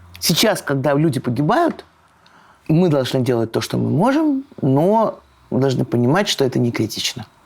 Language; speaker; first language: Russian; native; Russian